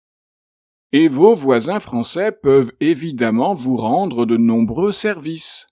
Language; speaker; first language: French; native; French